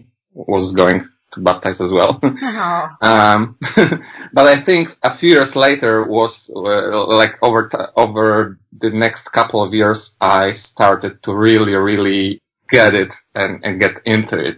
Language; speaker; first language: English; non-native, fluent; Polish